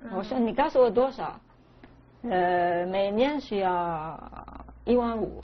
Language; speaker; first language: Chinese; non-native, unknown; Italian